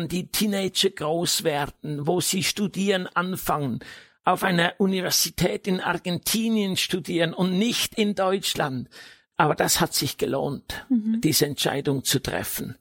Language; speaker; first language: German; native; German